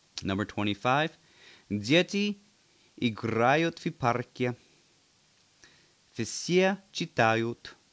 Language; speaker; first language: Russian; non-native, learner; English